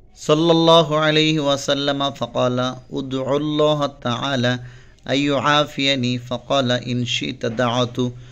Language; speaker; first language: Arabic; non-native, fluent; Bangla